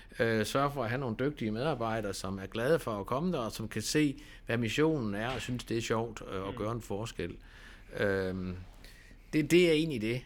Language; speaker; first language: Danish; native; Danish